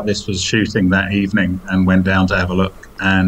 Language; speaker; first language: English; native; English